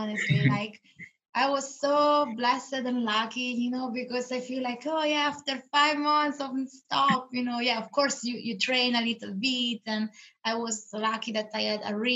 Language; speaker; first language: English; non-native, fluent; Italian